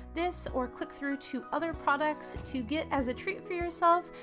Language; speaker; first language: English; native; English